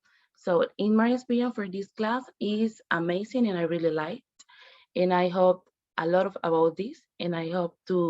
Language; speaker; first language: English; non-native, learner; Spanish